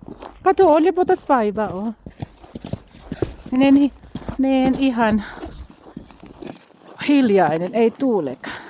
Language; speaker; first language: Finnish; non-native, learner; Filipino